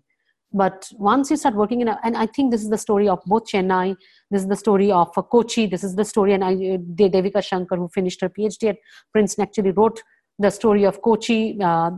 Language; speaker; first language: English; non-native, local second language; Bangla